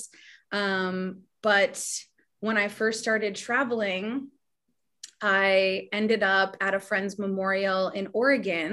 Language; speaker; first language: English; native; English